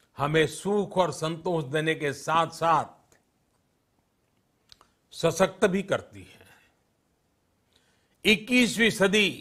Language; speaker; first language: Hindi; non-native, local second language; Gujarati